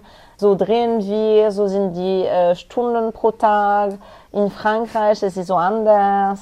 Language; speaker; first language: German; non-native, learner; French